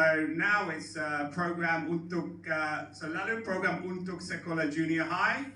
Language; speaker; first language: Indonesian; non-native, learner; English